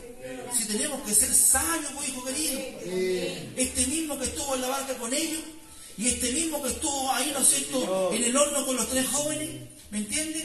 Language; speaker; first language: Spanish; native; Spanish